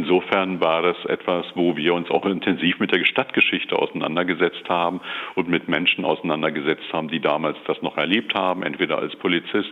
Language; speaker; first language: German; native; German